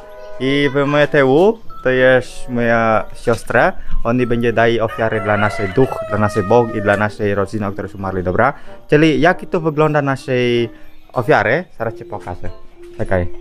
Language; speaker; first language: Polish; non-native, learner; Balinese